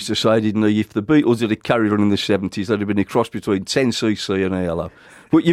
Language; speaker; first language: English; native; English